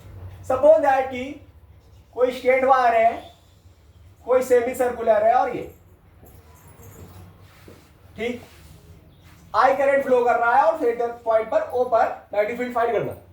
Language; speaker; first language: Hindi; native; Hindi